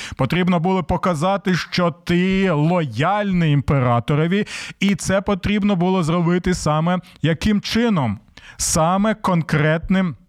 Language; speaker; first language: Ukrainian; native; Ukrainian